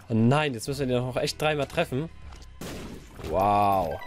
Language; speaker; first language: German; native; German